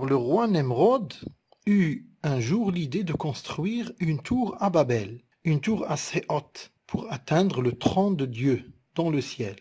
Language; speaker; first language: French; non-native, local second language; Arabic